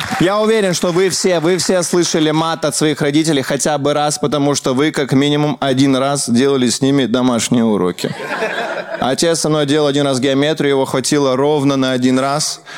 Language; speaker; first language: Russian; native; Russian